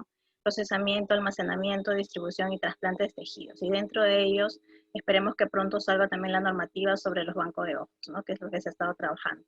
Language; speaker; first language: Spanish; native; Spanish